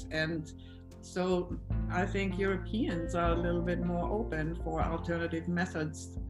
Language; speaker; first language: English; non-native, fluent; German